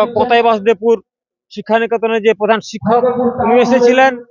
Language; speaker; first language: Bangla; non-native, local second language; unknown